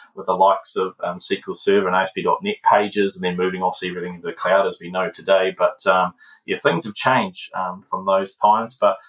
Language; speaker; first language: English; native; English